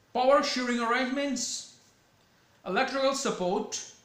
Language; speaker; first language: English; non-native, local second language; Urdu